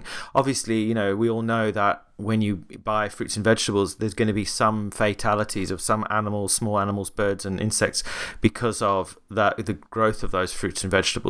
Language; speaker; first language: English; native; English